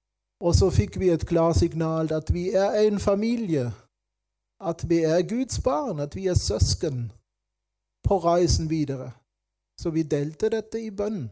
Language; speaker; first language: Norwegian; non-native, fluent; German